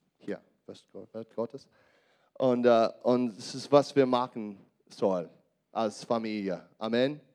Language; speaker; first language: German; non-native, learner; English